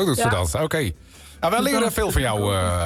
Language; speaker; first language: Dutch; native; Dutch